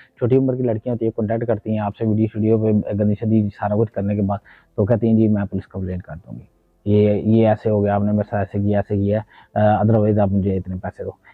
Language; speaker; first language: Urdu; non-native, local second language; Punjabi